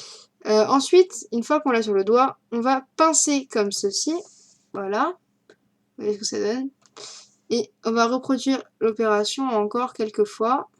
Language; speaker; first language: French; native; French